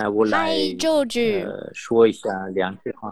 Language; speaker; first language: Chinese; non-native, fluent; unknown